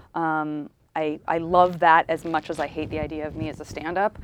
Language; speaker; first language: English; native; English